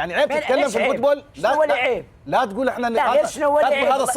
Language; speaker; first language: Arabic; native; Arabic